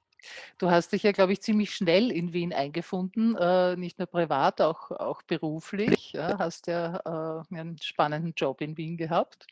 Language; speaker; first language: German; native; German